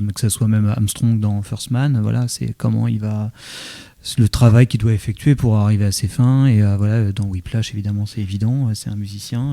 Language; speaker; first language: French; native; French